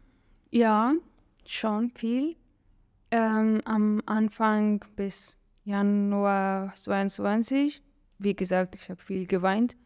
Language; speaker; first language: German; non-native, learner; Persian